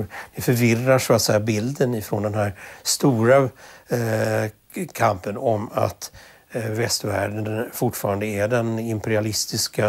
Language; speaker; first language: Swedish; native; Swedish